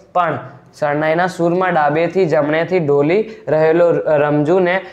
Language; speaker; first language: Hindi; non-native, local second language; Gujarati